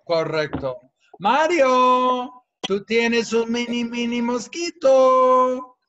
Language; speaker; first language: Spanish; non-native, fluent; English